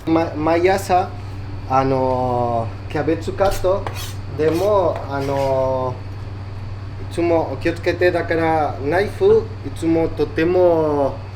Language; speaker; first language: Japanese; non-native, learner; Spanish